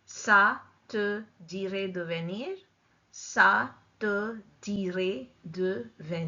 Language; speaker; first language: French; non-native, fluent; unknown